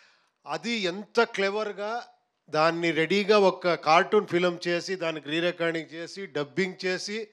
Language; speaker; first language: Telugu; non-native, fluent; Kannada